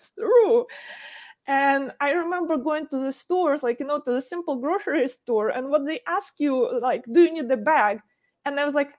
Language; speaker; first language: English; non-native, fluent; Ukrainian